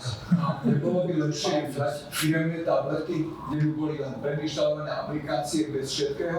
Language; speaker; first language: Slovak; non-native, learner; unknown